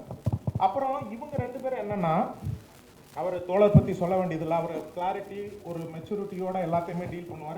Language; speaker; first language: Tamil; native; Tamil